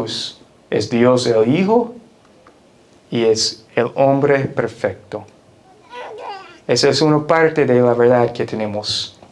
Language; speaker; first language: Spanish; non-native, fluent; English